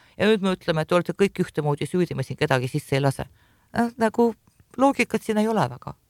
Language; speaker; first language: Estonian; non-native, local second language; Russian